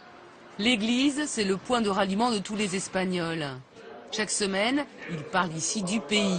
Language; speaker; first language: French; native; French